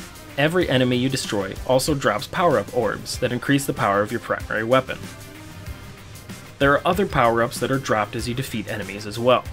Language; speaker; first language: English; native; English